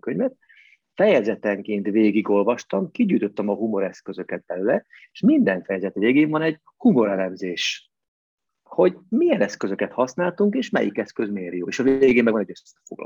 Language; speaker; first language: Hungarian; native; Hungarian